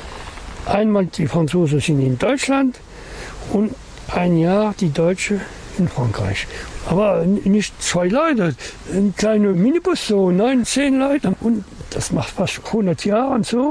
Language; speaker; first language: German; non-native, learner; French